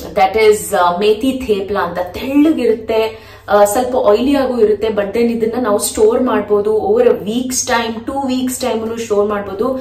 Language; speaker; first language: Kannada; native; Kannada